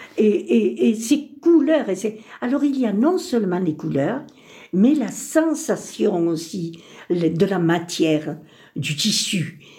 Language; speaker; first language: French; early bilingual, other home language; Spanish